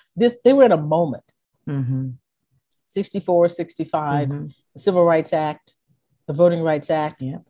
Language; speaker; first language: English; native; English